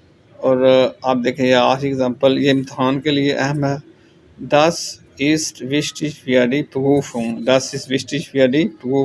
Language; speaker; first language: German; non-native, fluent; Urdu